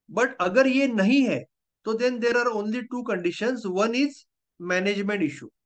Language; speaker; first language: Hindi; non-native, local second language; Marathi